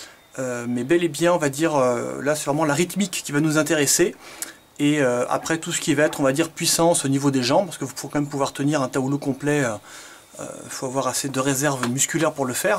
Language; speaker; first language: French; native; French